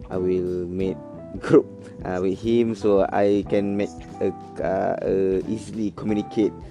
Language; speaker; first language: English; non-native, learner; Malay